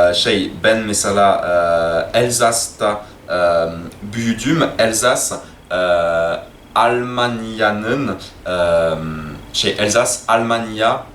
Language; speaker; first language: Turkish; non-native, learner; French